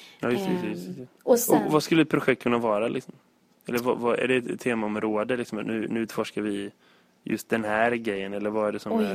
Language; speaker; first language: Swedish; native; Swedish